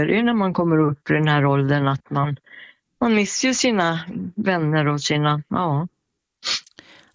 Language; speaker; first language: Swedish; native; Swedish